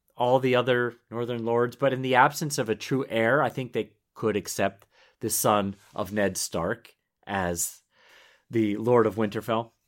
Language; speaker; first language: English; native; English